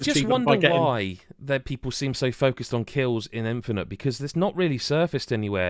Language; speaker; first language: English; native; English